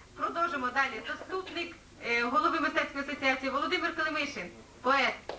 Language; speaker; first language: Ukrainian; native; Ukrainian